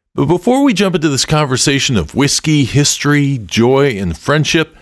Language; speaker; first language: English; native; English